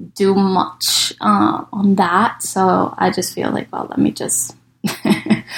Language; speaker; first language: English; early bilingual, other home language; Spanish